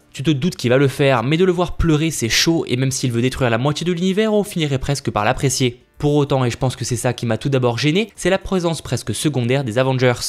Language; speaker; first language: French; native; French